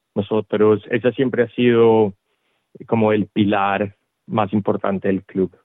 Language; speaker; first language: Spanish; native; Spanish